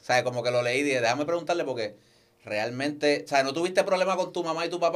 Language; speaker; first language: Spanish; native; Spanish